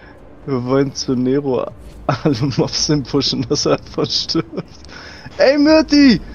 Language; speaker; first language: German; native; German